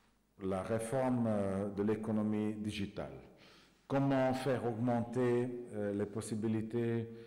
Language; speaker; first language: French; non-native, fluent; Hungarian